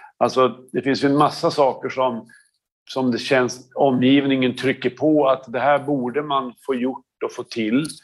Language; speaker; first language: Swedish; native; Swedish